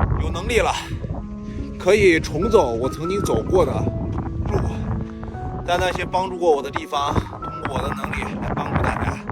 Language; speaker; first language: Chinese; native; Chinese